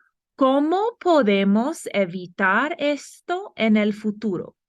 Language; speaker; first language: Spanish; non-native, fluent; English